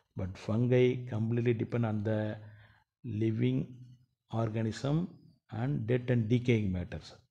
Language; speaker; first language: English; non-native, local second language; Tamil